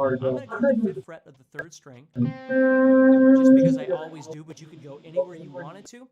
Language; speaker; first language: English; native; English